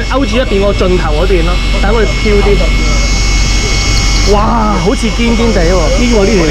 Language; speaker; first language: Chinese; native; Chinese